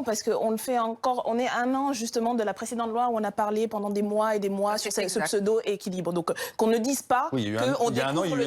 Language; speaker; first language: French; native; French